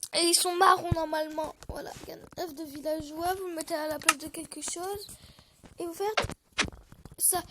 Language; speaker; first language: French; native; French